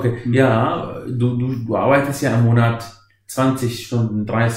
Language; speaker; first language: German; non-native, fluent; Arabic